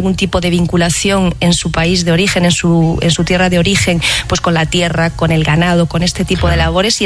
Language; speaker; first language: Spanish; native; Spanish